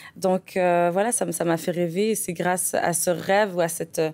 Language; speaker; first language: French; native; French